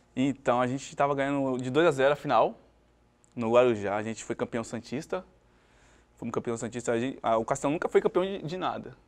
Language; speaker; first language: Portuguese; native; Portuguese